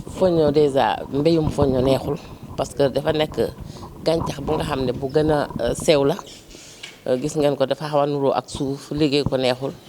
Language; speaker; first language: Wolof; non-native, local second language; Jola-Fonyi